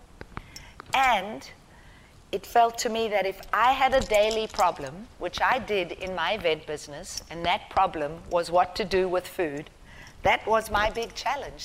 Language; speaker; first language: English; native; English